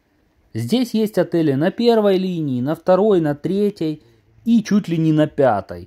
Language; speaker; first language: Russian; native; Russian